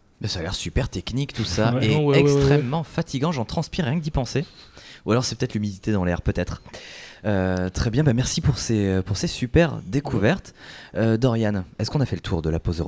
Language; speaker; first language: French; native; French